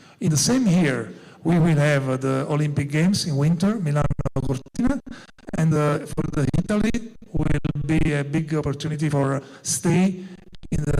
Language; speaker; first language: English; non-native, learner; Italian